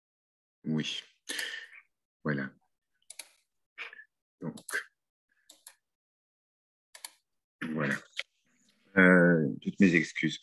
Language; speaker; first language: French; native; French